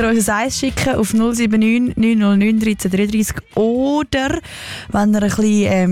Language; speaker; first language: German; native; German